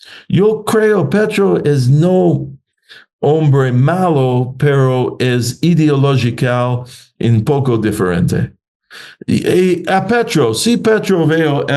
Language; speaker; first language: Spanish; non-native, learner; English